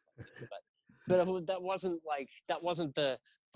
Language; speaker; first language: English; native; English